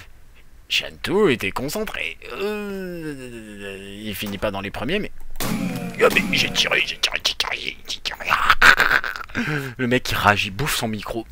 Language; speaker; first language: French; native; French